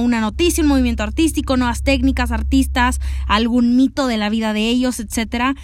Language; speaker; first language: Spanish; native; Spanish